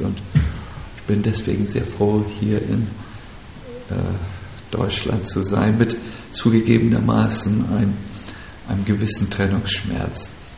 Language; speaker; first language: German; native; German